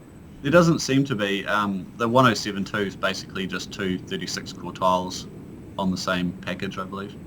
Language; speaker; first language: English; native; English